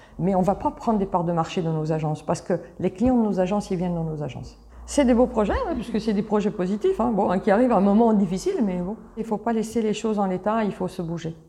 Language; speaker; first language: French; early bilingual, other home language; Italian